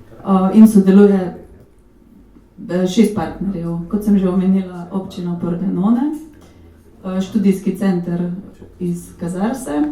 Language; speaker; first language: Slovenian; native; Slovenian